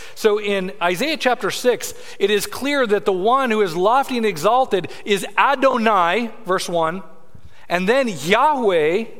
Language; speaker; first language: English; native; English